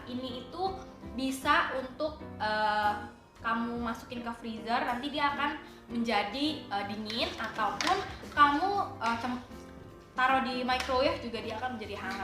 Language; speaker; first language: Indonesian; native; Indonesian